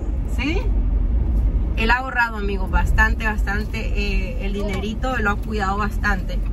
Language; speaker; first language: Spanish; native; Spanish